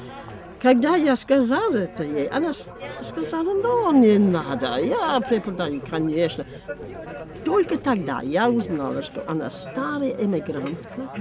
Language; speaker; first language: Russian; non-native, fluent; English